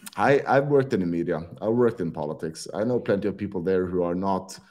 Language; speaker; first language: English; non-native, fluent; Norwegian